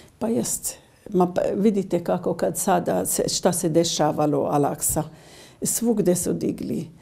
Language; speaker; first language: Serbian; non-native, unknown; Arabic